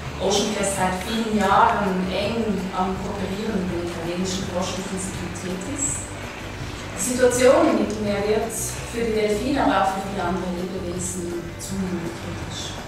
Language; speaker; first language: German; native; German